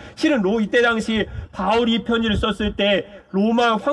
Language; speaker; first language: Korean; native; Korean